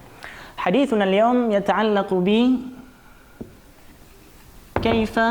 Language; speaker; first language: Arabic; non-native, fluent; Indonesian